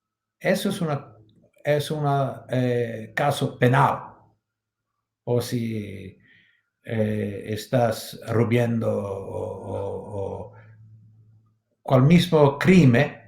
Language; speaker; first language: Spanish; non-native, learner; English